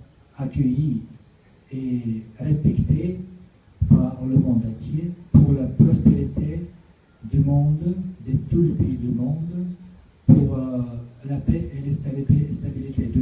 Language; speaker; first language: French; non-native, fluent; Russian